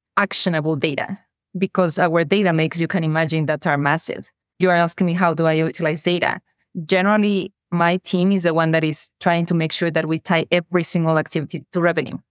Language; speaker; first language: English; non-native, fluent; Spanish